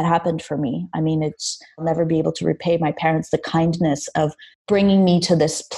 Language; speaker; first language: English; early bilingual, other home language; Armenian